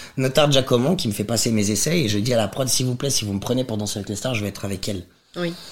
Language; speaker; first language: French; native; French